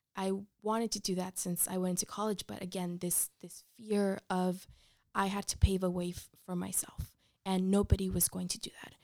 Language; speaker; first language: English; early bilingual, other home language; Spanish